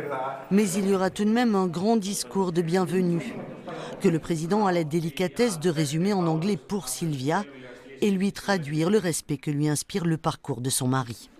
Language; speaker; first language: French; native; French